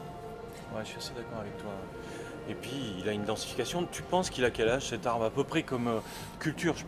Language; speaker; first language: French; native; French